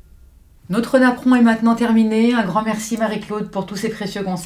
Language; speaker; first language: French; native; French